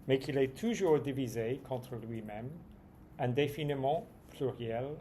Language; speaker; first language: French; non-native, fluent; English